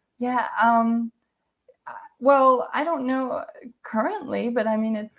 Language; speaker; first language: English; native; English